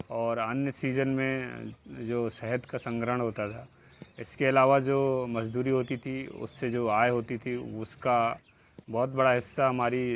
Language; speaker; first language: Hindi; native; Hindi